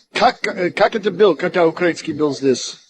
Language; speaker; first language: Russian; non-native, learner; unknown